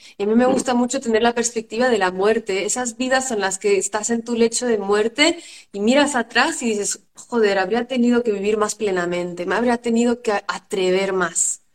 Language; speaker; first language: Spanish; non-native, fluent; French